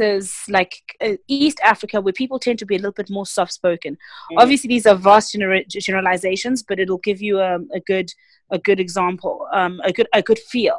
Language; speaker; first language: English; non-native, local second language; Zulu